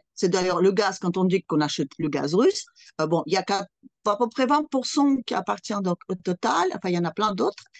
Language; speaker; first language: French; non-native, fluent; Russian